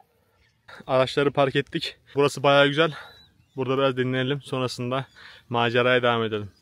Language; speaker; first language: Turkish; native; Turkish